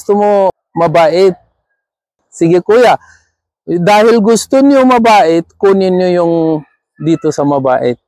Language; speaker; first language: Filipino; non-native, learner; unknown